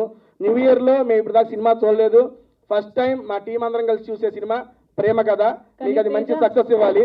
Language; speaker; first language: Telugu; native; Telugu